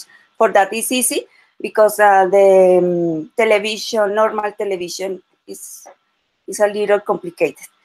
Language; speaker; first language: English; non-native, learner; Spanish